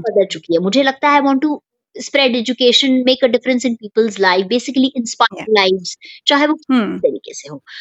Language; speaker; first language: Hindi; native; Hindi